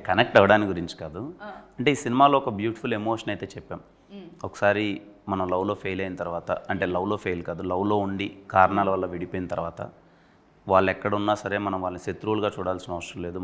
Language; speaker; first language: Telugu; native; Telugu